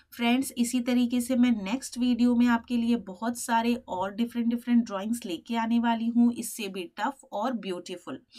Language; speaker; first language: Hindi; native; Hindi